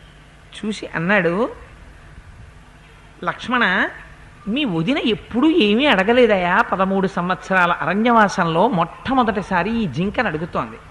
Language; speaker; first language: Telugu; native; Telugu